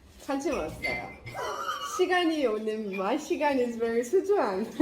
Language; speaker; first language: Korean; non-native, fluent; Arabic